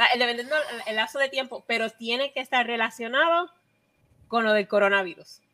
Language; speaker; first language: Spanish; native; Spanish